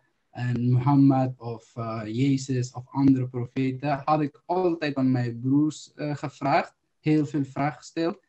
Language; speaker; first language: Dutch; non-native, learner; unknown